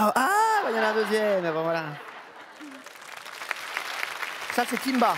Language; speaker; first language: French; native; French